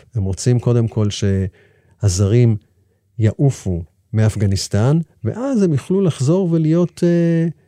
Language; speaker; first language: Hebrew; native; Hebrew